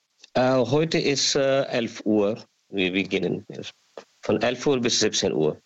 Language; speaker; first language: German; non-native, learner; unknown